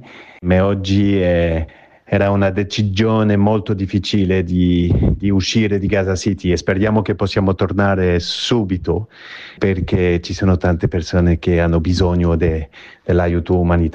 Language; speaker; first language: Italian; non-native, fluent; French